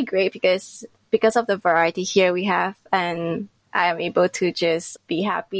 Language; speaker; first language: English; non-native, local second language; Chinese